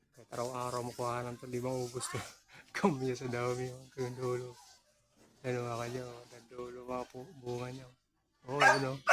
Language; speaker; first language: Filipino; non-native, local second language; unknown